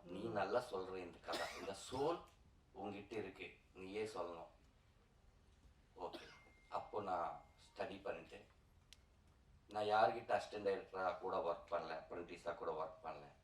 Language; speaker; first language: Tamil; non-native, learner; Telugu